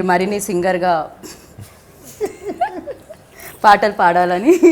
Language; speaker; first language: Telugu; native; Telugu